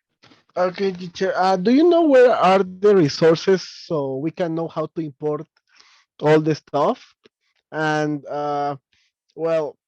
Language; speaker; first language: English; non-native, fluent; Spanish